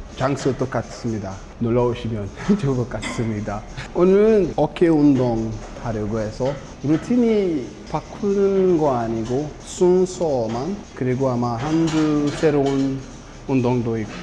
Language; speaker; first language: Korean; non-native, learner; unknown